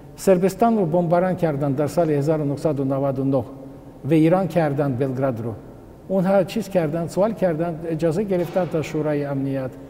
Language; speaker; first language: Persian; non-native, fluent; Russian